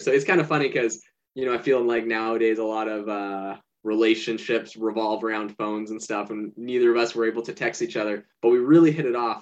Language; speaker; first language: English; native; English